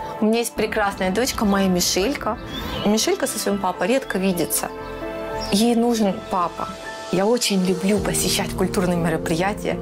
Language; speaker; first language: Russian; native; Russian